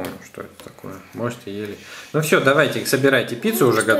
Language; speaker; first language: Russian; native; Russian